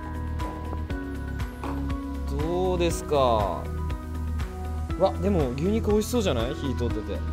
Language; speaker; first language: Japanese; native; Japanese